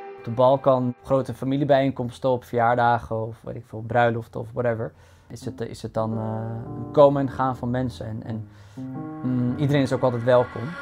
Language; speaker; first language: Dutch; early bilingual, other home language; Bosnian